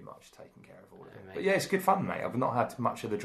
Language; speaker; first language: English; native; English